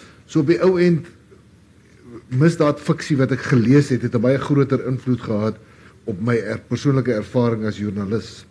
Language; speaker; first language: Afrikaans; native; Afrikaans